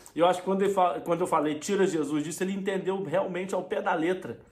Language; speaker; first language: Portuguese; native; Portuguese